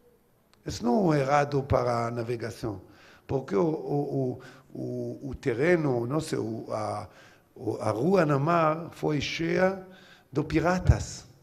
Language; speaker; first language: Portuguese; non-native, learner; Hebrew